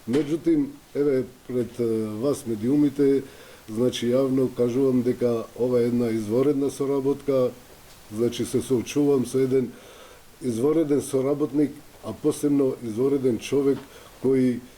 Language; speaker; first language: Macedonian; non-native, local second language; Albanian